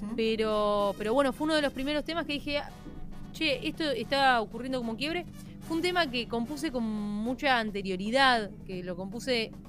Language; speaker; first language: Spanish; native; Spanish